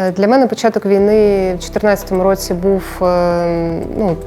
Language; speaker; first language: Ukrainian; non-native, local second language; Russian